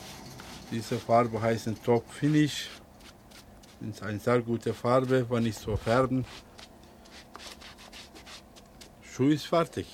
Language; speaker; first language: German; early bilingual, other home language; Turkish